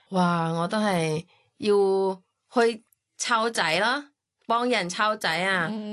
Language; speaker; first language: Cantonese; non-native, fluent; Thai